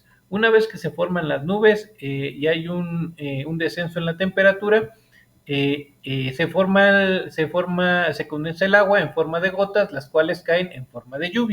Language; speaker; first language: Spanish; native; Spanish